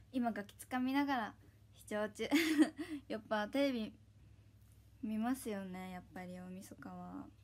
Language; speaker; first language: Japanese; native; Japanese